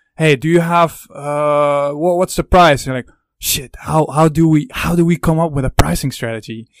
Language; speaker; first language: English; non-native, fluent; Dutch